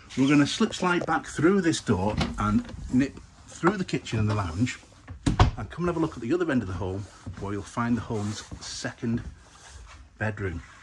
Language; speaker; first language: English; native; English